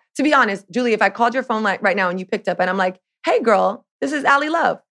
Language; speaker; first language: English; native; English